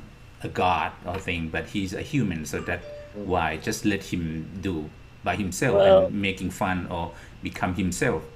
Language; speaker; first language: English; non-native, fluent; Thai